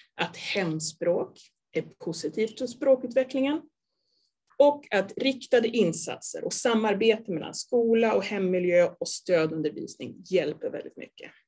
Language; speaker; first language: Swedish; native; Swedish